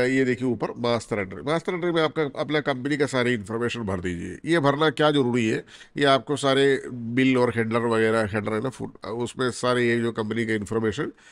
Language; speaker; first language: Hindi; non-native, local second language; Malayalam